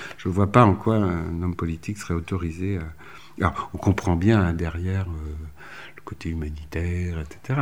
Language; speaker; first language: French; native; French